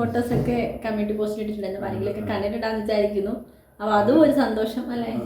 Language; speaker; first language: Malayalam; native; Malayalam